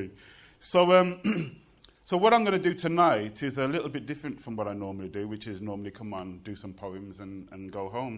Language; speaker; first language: English; native; English